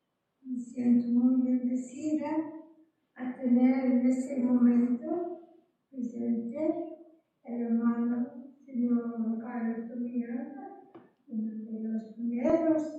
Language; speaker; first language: Spanish; non-native, fluent; English